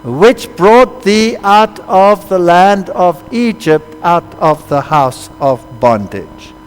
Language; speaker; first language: English; non-native, local second language; Afrikaans